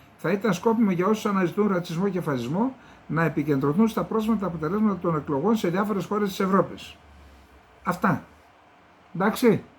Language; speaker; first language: Greek; native; Greek